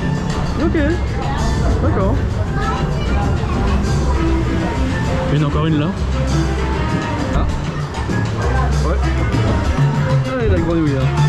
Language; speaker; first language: French; native; French